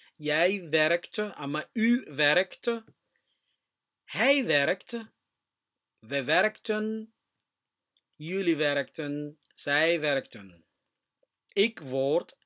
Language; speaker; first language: Dutch; non-native, fluent; Somali